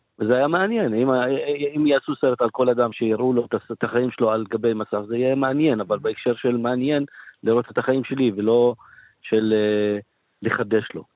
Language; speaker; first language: Hebrew; non-native, local second language; Arabic